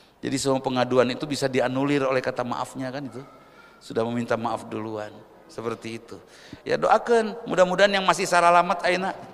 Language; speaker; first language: Indonesian; non-native, local second language; Sundanese